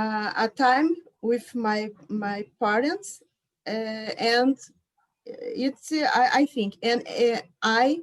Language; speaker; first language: English; non-native, learner; Portuguese